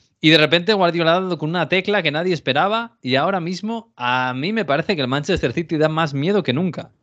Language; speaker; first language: Spanish; native; Spanish